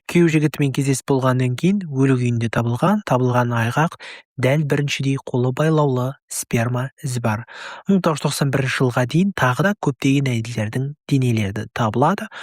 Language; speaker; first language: Kazakh; native; Kazakh